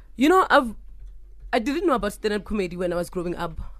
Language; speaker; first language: English; non-native, local second language; Northern Sotho